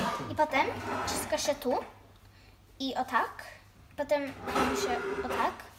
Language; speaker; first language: Polish; early bilingual, heritage; Polish